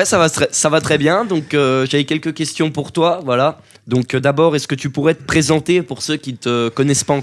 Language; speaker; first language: French; native; French